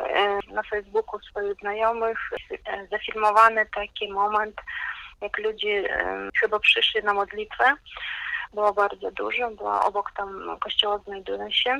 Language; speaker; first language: Polish; non-native, fluent; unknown